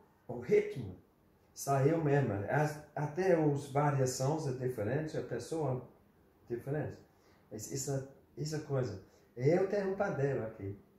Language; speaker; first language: Portuguese; non-native, learner; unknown